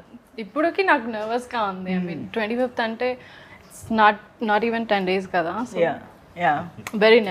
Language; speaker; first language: Telugu; native; Telugu